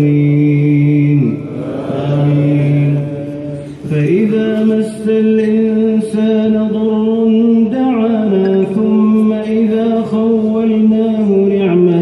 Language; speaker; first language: Arabic; native; Arabic